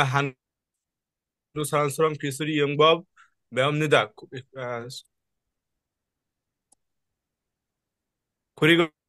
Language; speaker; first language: Korean; non-native, learner; Bangla